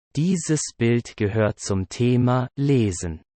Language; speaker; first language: German; non-native, learner; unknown